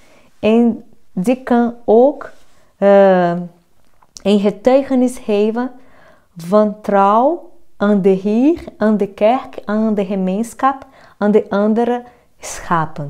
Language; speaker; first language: Dutch; non-native, fluent; Portuguese